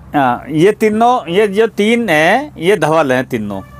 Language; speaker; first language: Hindi; native; Hindi